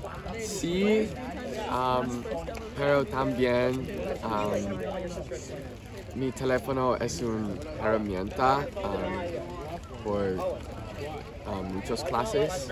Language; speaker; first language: Spanish; non-native, learner; English